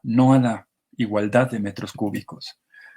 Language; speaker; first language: Spanish; native; Spanish